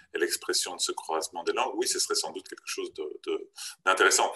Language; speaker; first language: French; native; French